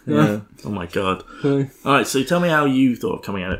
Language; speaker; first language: English; native; English